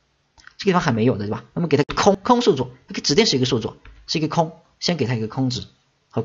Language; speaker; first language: Chinese; native; Chinese